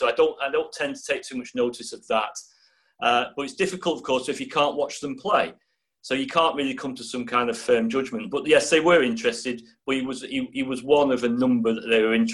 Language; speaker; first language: English; native; English